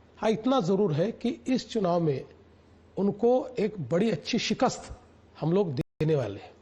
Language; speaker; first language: Hindi; non-native, local second language; Marathi